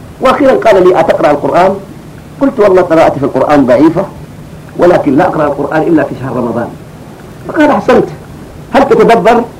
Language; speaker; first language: Arabic; native; Arabic